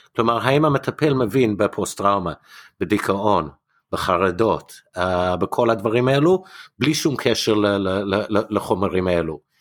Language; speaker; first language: Hebrew; non-native, fluent; English